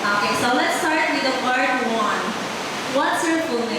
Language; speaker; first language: English; non-native, fluent; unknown